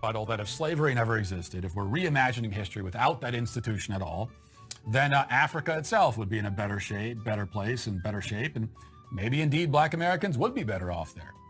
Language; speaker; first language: English; native; English